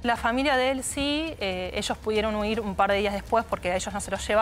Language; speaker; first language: Spanish; early bilingual, other home language; Ukrainian